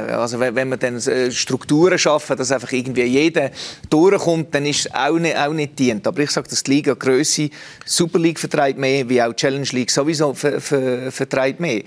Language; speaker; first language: German; native; German